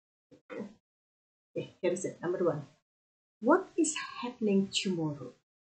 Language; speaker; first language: English; non-native, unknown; Indonesian